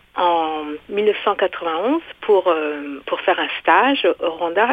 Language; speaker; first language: French; non-native, local second language; Kinyarwanda